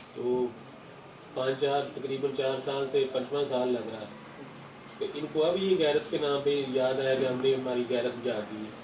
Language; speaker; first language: Urdu; non-native, local second language; Punjabi